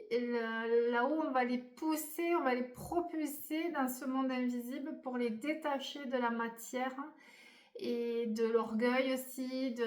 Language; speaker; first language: French; native; French